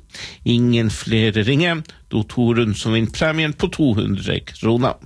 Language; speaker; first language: Norwegian; native; Norwegian